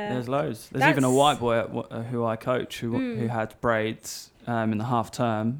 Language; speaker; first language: English; native; English